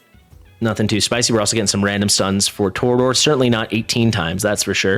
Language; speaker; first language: English; native; English